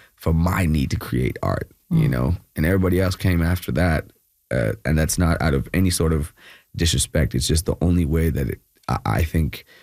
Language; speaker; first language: English; non-native, local second language; Malayalam